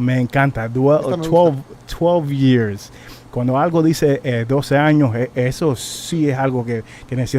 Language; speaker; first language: Spanish; early bilingual, heritage; Spanish